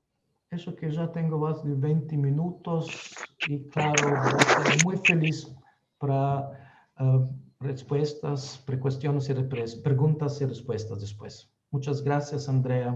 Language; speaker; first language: Spanish; non-native, fluent; Slovenian